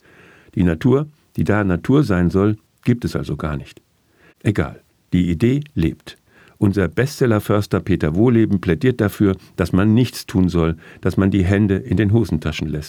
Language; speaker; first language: German; native; German